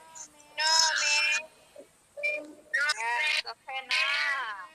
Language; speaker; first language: English; non-native, learner; Indonesian